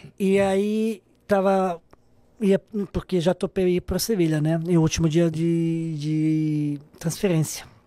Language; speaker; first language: Portuguese; non-native, fluent; Serbian